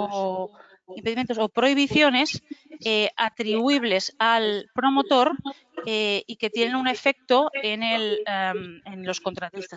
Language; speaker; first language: Spanish; native; Spanish